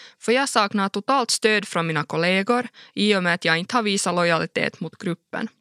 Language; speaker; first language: Swedish; native; Swedish